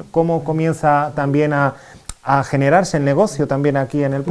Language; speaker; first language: Spanish; native; Spanish